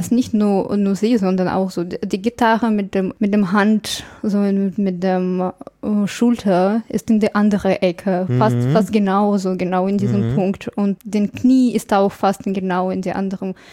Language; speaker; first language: German; non-native, fluent; English